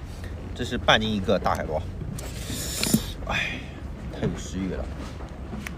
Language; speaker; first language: Chinese; native; Chinese